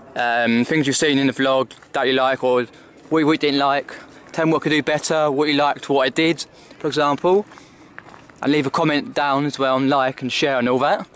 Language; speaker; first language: English; native; English